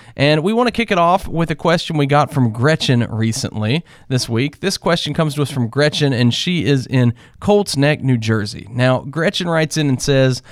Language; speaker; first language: English; native; English